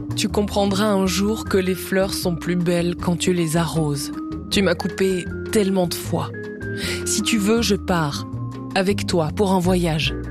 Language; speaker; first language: French; native; French